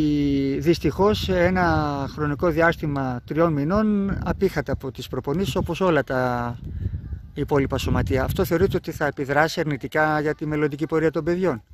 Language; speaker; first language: Greek; native; Greek